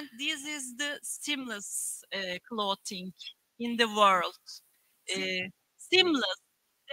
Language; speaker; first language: English; non-native, learner; Turkish